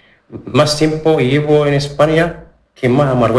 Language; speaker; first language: Spanish; non-native, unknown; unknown